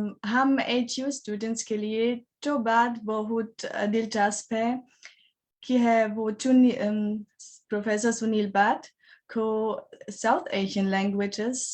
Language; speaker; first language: Hindi; non-native, learner; German